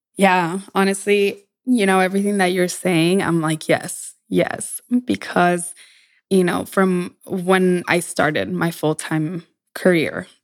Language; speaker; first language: English; early bilingual, other home language; Spanish